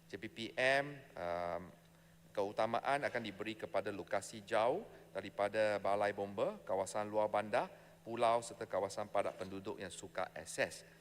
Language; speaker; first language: Malay; non-native, local second language; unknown